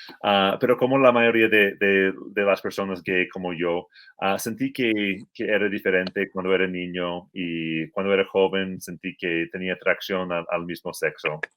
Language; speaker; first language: Spanish; non-native, fluent; English